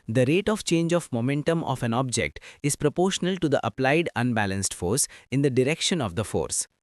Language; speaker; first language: English; non-native, local second language; Marathi